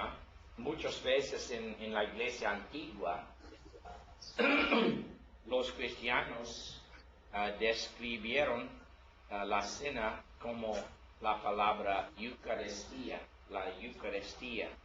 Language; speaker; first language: Spanish; non-native, learner; English